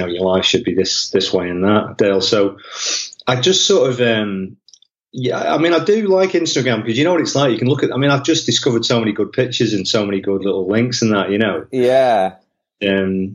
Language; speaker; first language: English; native; English